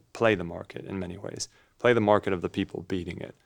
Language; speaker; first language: English; native; English